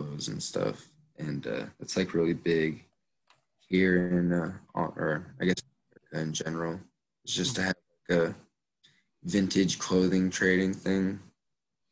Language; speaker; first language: English; native; English